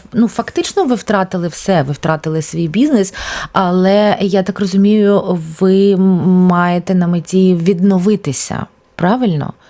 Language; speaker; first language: Ukrainian; native; Ukrainian